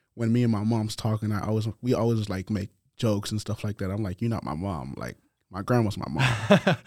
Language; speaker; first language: English; non-native, fluent; Haitian Creole